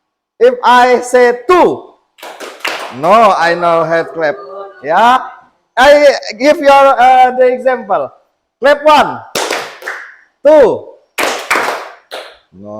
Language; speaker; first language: English; non-native, fluent; Indonesian